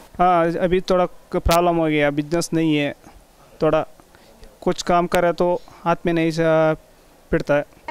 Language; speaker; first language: Hindi; non-native, local second language; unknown